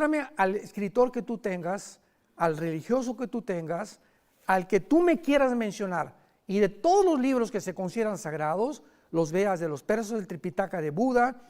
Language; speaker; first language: Spanish; native; Spanish